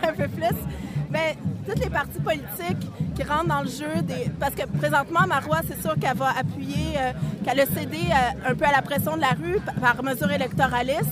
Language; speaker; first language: French; native; French